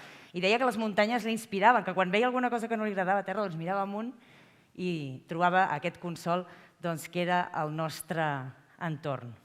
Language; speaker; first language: Catalan; native; Catalan